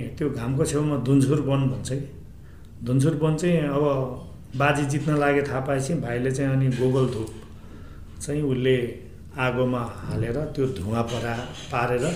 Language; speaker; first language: Nepali; non-native, local second language; Eastern Tamang